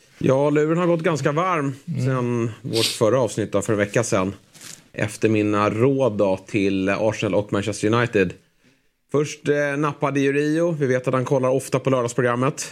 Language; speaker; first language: Swedish; native; Swedish